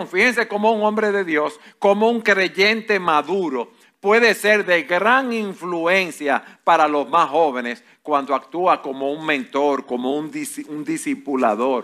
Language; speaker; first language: Spanish; native; Spanish